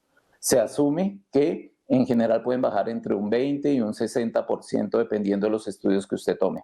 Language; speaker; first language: Spanish; native; Spanish